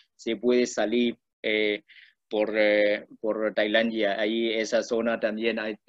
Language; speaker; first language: Spanish; non-native, learner; Burmese